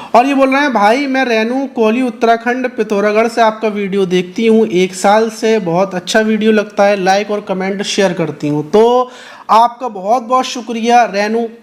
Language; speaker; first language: Hindi; native; Hindi